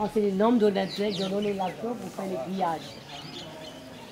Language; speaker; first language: French; non-native, local second language; Burmese